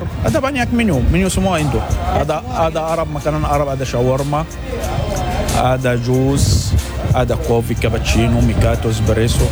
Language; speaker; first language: Indonesian; non-native, learner; Arabic